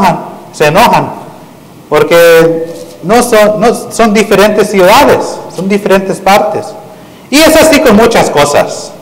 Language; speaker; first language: Spanish; non-native, fluent; English